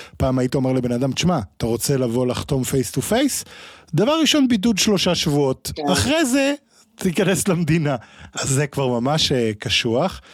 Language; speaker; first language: Hebrew; native; Hebrew